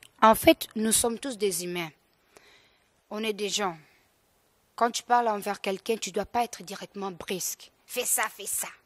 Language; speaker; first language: French; non-native, local second language; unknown